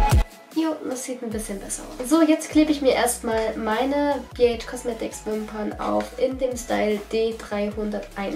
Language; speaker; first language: German; native; German